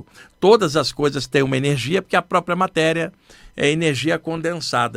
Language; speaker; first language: Portuguese; native; Portuguese